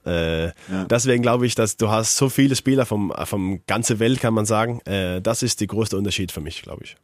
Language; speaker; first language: German; non-native, learner; Faroese